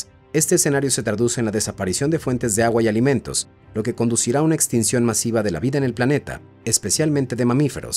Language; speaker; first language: Spanish; native; Spanish